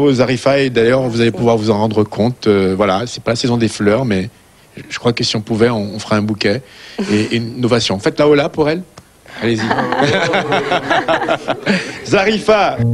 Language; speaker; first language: French; native; French